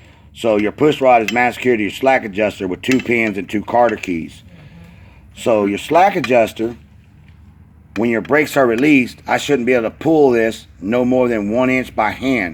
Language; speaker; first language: English; native; English